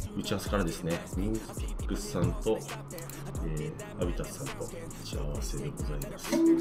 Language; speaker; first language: Japanese; native; Japanese